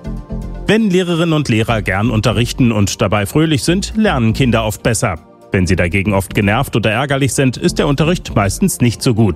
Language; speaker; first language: German; native; German